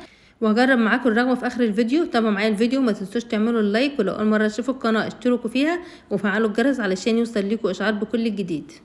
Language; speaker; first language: Arabic; native; Arabic